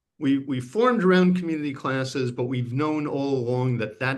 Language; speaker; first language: English; native; English